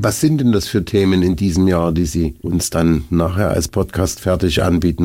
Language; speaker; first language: German; native; German